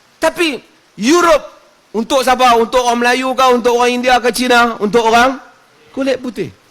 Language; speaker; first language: Malay; native; Malay